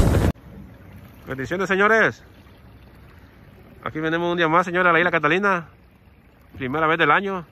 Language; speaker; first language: Spanish; native; Spanish